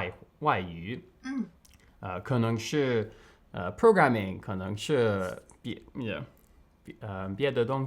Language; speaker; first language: Chinese; non-native, learner; English